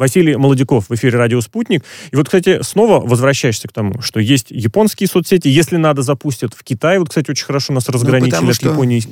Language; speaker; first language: Russian; native; Russian